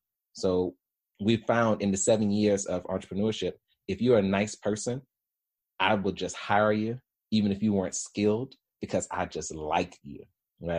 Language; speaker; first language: English; native; English